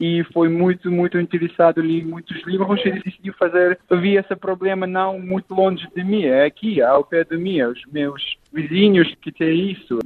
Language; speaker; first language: Portuguese; non-native, fluent; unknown